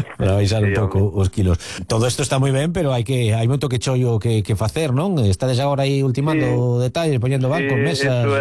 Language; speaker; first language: Galician; native; Galician